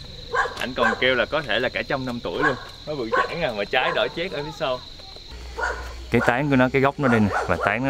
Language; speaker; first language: Vietnamese; native; Vietnamese